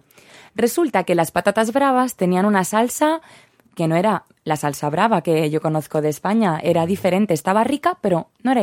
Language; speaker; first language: Spanish; native; Spanish